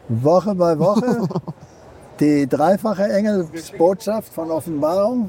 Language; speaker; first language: German; early bilingual, heritage; German